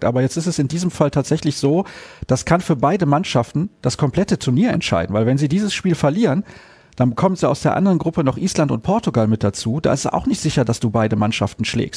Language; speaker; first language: German; native; German